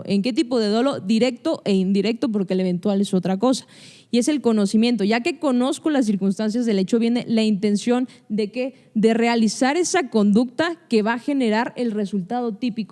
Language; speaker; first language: Spanish; native; Spanish